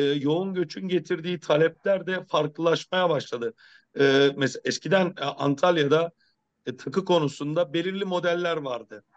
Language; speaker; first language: Turkish; native; Turkish